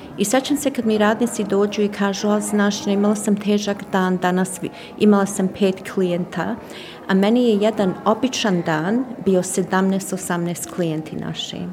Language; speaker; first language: Croatian; early bilingual, heritage; Serbian